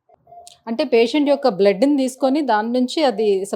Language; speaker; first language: Telugu; native; Telugu